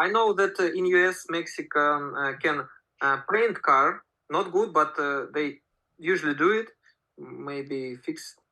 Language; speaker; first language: English; non-native, learner; Russian